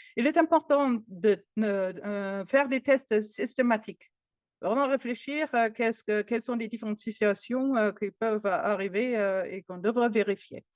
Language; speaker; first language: French; non-native, fluent; German